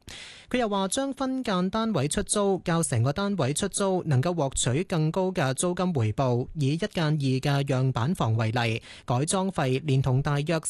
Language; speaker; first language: Cantonese; native; Cantonese